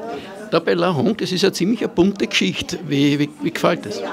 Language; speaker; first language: German; native; German